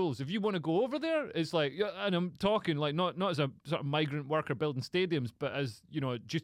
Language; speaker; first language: English; native; English